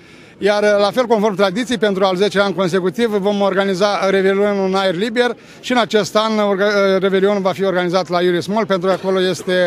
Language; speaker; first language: Romanian; native; Romanian